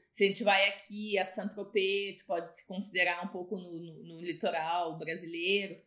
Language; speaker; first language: Portuguese; native; Portuguese